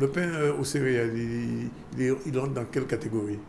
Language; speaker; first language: French; native; French